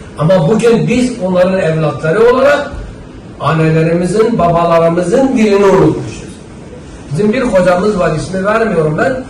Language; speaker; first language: Turkish; non-native, local second language; Zaza